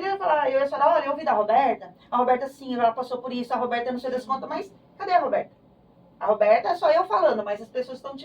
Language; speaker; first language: Portuguese; native; Portuguese